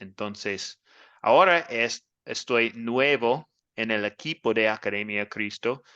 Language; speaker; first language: Spanish; non-native, learner; English